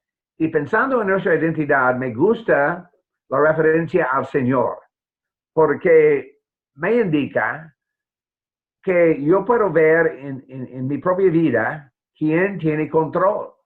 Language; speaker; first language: Spanish; non-native, fluent; English